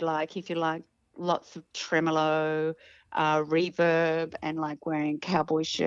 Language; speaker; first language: English; native; English